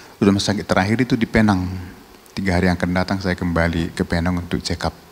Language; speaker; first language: Indonesian; non-native, local second language; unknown